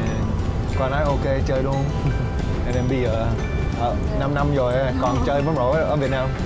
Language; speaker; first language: Vietnamese; early bilingual, heritage; English